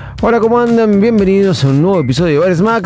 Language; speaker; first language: Spanish; native; Spanish